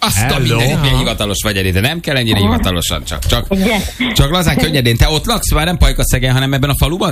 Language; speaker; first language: Hungarian; native; Hungarian